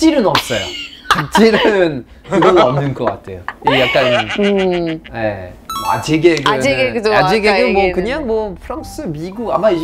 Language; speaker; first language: Korean; non-native, fluent; French